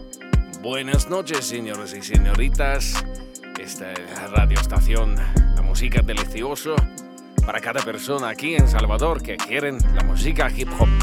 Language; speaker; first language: Spanish; non-native, learner; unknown